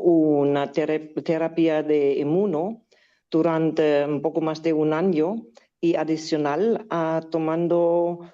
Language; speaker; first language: Spanish; non-native, learner; German